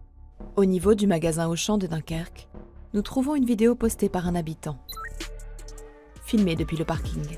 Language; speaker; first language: French; native; French